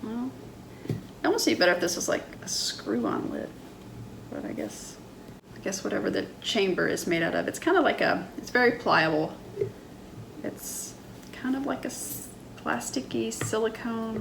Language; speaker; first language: English; native; English